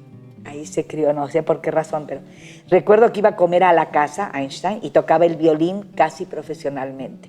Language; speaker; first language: Spanish; native; Spanish